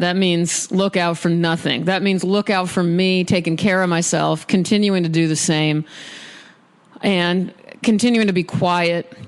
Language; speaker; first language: English; native; English